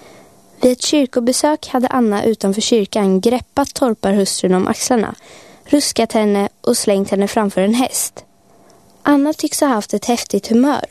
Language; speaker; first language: Swedish; native; Swedish